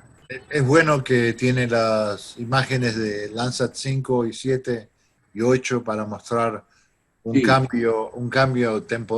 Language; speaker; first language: Spanish; non-native, fluent; English